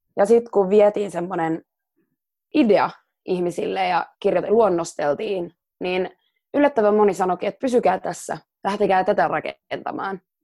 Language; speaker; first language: Finnish; early bilingual, other home language; Somali